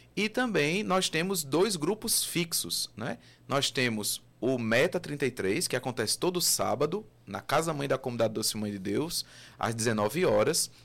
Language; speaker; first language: Portuguese; native; Portuguese